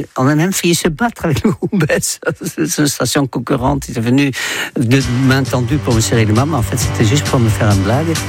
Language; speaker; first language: French; non-native, fluent; Dutch